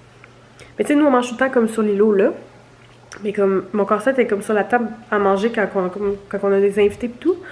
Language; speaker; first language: French; native; French